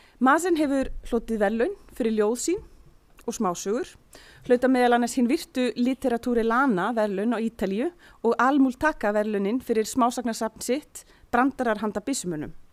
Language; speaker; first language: Icelandic; native; Icelandic